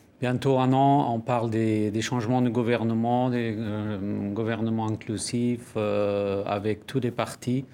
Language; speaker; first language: French; non-native, fluent; Persian